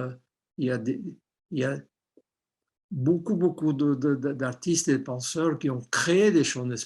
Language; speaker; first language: French; non-native, fluent; Armenian